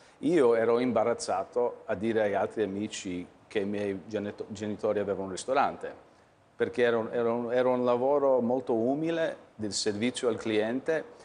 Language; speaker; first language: Italian; early bilingual, heritage; English